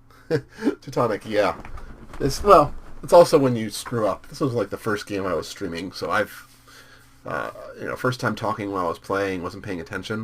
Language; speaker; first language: English; native; English